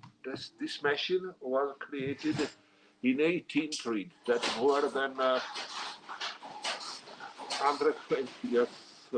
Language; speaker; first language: English; non-native, learner; Italian